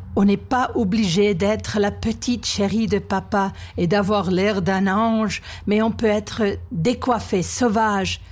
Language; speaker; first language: French; non-native, fluent; German